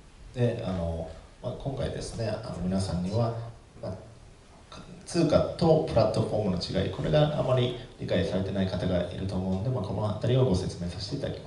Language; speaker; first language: Japanese; native; Japanese